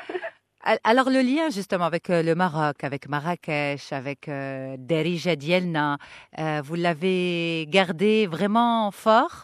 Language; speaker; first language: French; non-native, local second language; Arabic